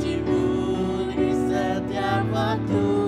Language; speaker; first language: Indonesian; native; Indonesian